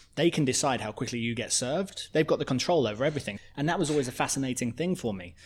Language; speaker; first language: English; native; English